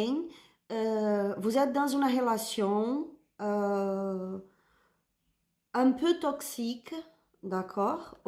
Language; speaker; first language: French; non-native, learner; Spanish